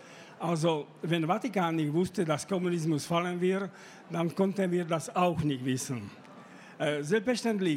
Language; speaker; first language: German; non-native, fluent; Slovak